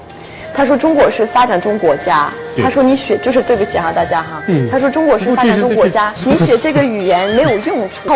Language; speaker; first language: Chinese; non-native, fluent; English